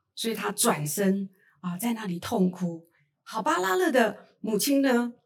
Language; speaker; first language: Chinese; native; Chinese